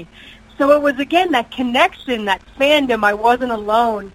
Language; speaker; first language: English; native; English